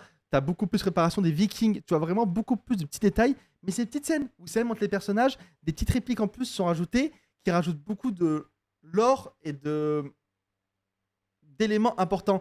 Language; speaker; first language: French; native; French